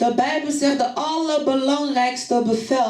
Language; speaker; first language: Dutch; non-native, fluent; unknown